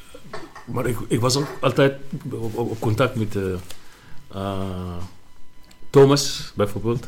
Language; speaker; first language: Dutch; non-native, learner; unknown